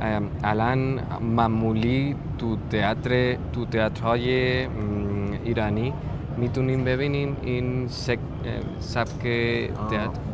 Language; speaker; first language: Persian; non-native, learner; Spanish